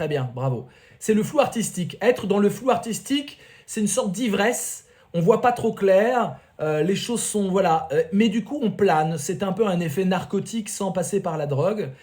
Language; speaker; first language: French; native; French